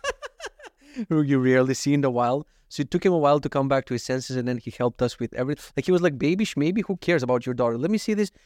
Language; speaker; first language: English; non-native, fluent; Macedonian